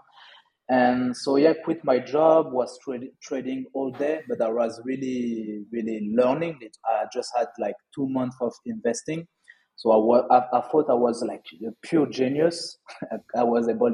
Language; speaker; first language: English; non-native, fluent; French